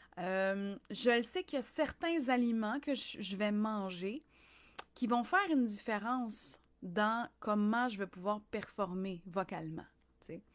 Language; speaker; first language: French; native; French